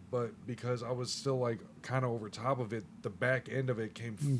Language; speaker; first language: English; native; English